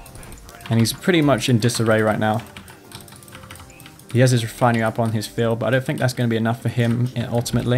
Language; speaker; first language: English; native; English